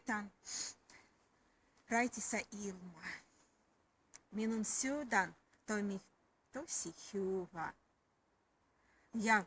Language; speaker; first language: Finnish; non-native, learner; Russian